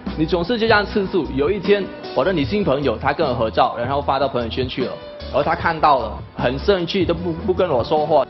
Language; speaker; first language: Chinese; non-native, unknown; Khmer